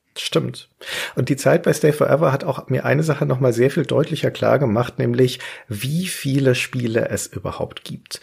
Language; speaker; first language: German; native; German